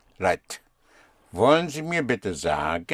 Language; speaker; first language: German; non-native, fluent; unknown